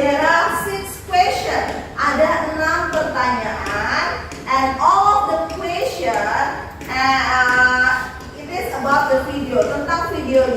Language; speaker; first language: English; non-native, fluent; Indonesian